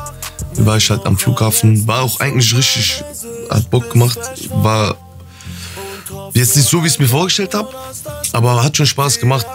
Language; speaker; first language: German; early bilingual, other home language; Turkish